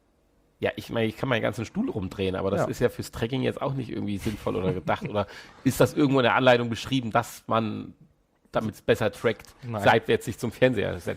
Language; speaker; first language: German; native; German